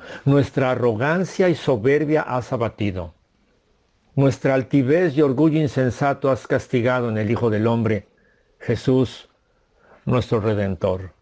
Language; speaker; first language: Spanish; native; Spanish